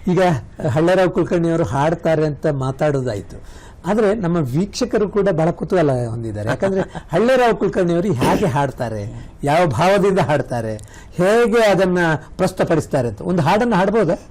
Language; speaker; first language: Kannada; native; Kannada